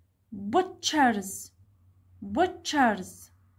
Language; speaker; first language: English; non-native, fluent; Arabic